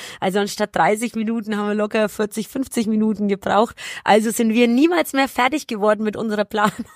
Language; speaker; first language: German; early bilingual, other home language; Polish